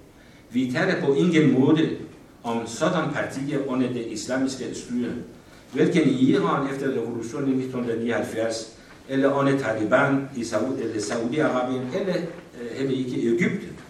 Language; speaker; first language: Danish; non-native, fluent; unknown